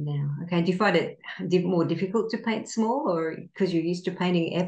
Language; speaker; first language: English; native; English